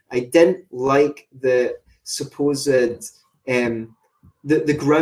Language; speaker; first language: English; native; English